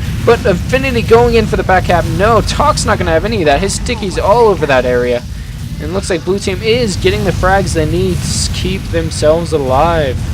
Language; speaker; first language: English; native; English